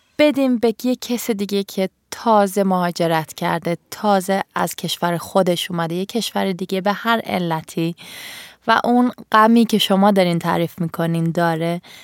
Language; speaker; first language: Persian; early bilingual, heritage; Persian